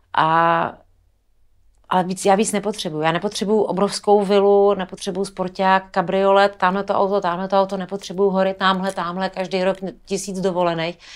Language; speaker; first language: Czech; native; Czech